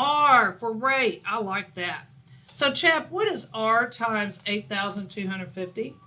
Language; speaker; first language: English; native; English